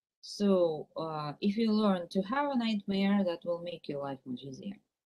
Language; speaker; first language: English; non-native, fluent; Russian